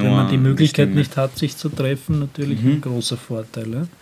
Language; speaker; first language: German; native; German